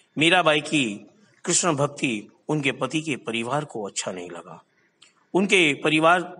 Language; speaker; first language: Hindi; non-native, local second language; Gujarati